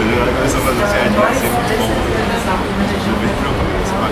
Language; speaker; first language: Portuguese; non-native, learner; Haitian Creole